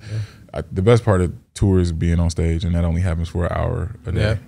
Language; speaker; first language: English; native; English